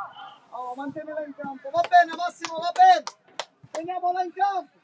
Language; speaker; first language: Italian; native; Italian